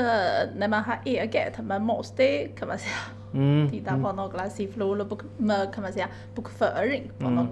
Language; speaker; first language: Swedish; non-native, fluent; Chinese